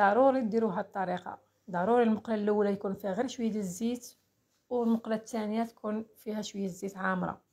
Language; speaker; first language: Arabic; native; Arabic